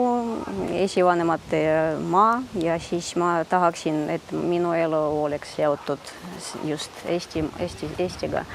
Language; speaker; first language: Estonian; early bilingual, heritage; Russian